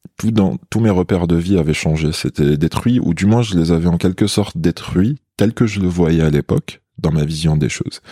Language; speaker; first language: French; non-native, local second language; Kabyle